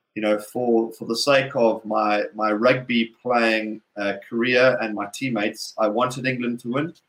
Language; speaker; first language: English; native; English